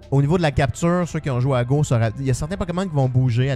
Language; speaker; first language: French; native; French